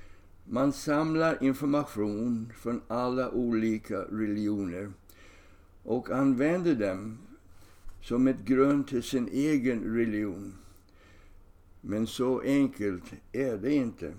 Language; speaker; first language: Swedish; non-native, fluent; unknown